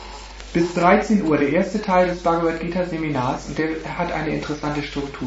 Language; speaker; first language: German; native; German